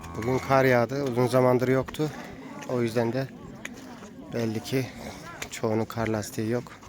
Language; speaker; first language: Turkish; native; Turkish